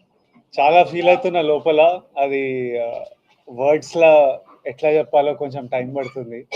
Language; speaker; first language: Telugu; native; Telugu